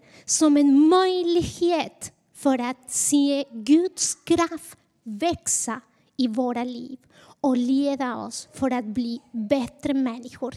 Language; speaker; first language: Swedish; non-native, fluent; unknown